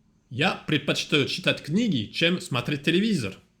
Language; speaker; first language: Russian; non-native, fluent; French